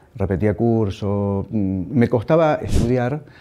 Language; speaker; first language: Spanish; native; Spanish